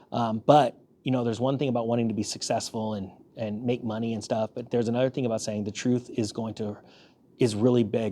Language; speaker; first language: English; native; English